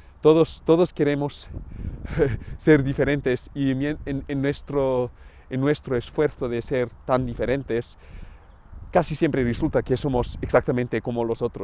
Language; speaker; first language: Spanish; non-native, fluent; English